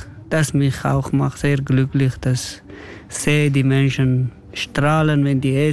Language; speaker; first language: German; non-native, learner; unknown